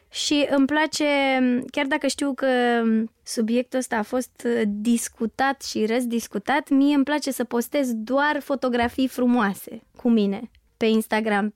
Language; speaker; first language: Romanian; native; Romanian